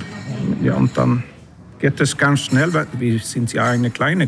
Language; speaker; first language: German; non-native, learner; Swedish